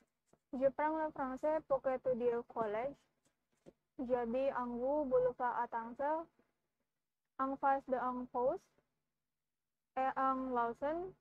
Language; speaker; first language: French; non-native, learner; Indonesian